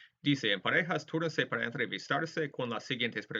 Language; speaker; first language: Spanish; non-native, fluent; English